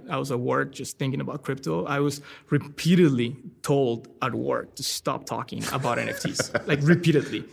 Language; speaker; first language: English; non-native, fluent; Spanish